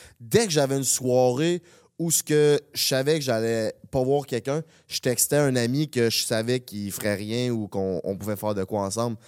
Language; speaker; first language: French; native; French